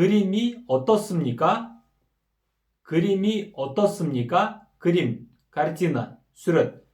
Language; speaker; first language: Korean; non-native, fluent; Kyrgyz